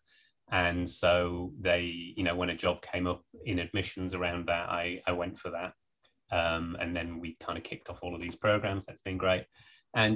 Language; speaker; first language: English; native; English